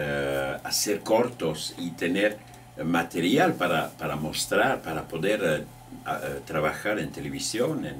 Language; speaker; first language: Spanish; non-native, fluent; French